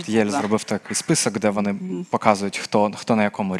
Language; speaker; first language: Polish; non-native, fluent; Ukrainian